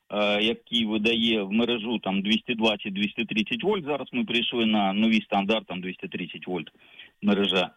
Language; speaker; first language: Ukrainian; native; Ukrainian